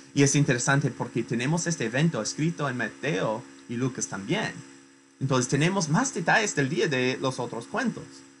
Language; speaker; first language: Spanish; non-native, fluent; English